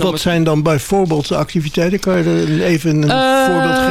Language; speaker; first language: Dutch; native; Dutch